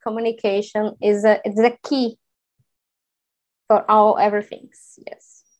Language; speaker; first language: English; non-native, learner; Portuguese